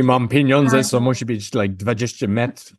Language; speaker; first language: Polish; non-native, learner; English